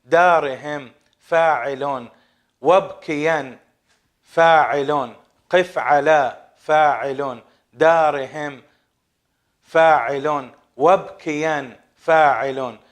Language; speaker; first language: Arabic; native; Arabic